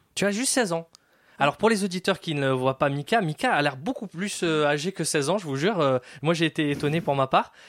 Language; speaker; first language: French; native; French